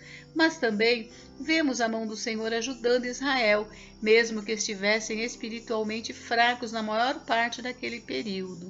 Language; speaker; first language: Portuguese; native; Portuguese